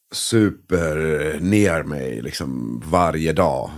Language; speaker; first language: Swedish; early bilingual, other home language; English